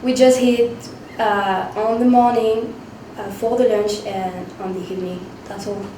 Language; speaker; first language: English; non-native, learner; French